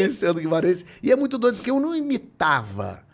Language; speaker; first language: Portuguese; native; Portuguese